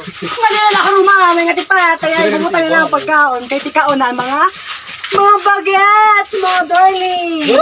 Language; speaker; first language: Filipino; non-native, local second language; Hiligaynon